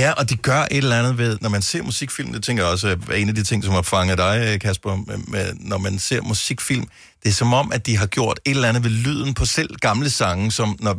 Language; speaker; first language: Danish; native; Danish